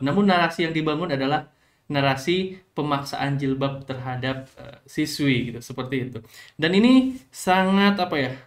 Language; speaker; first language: Indonesian; native; Indonesian